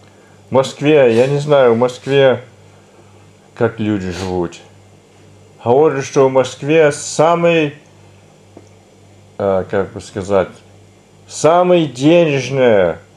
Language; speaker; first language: Russian; early bilingual, heritage; Russian